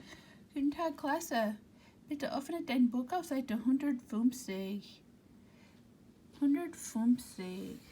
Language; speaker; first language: German; non-native, fluent; English